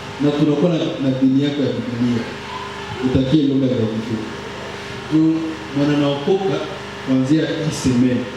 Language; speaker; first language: Swahili; native; Swahili